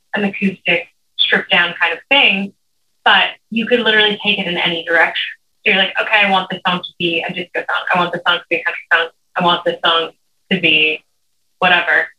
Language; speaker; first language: English; native; English